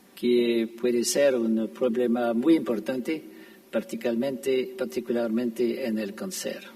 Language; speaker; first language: Spanish; non-native, fluent; French